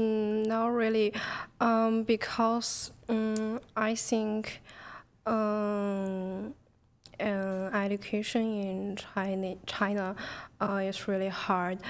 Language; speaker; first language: English; non-native, learner; Chinese